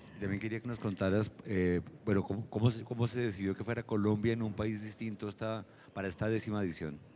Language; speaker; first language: Spanish; native; Spanish